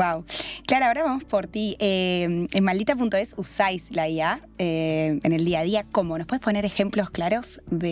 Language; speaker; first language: Spanish; native; Spanish